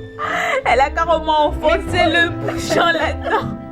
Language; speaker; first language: French; native; French